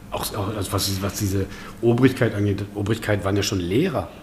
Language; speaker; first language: German; native; German